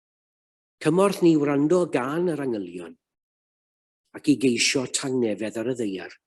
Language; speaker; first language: Welsh; native; Welsh